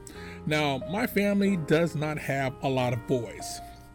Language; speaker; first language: English; native; English